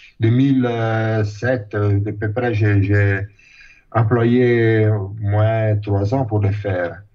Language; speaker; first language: French; non-native, fluent; Italian